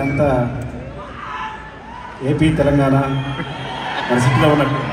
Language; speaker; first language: Telugu; native; Telugu